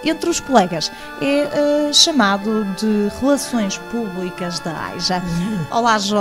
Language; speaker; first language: Portuguese; native; Portuguese